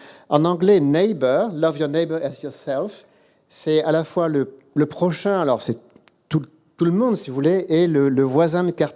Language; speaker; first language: French; native; French